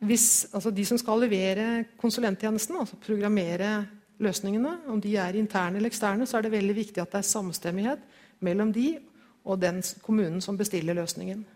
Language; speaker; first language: Norwegian; native; Norwegian